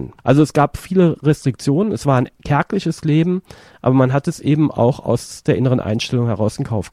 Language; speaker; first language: German; native; German